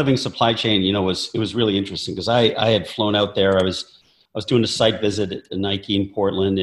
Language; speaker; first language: English; native; English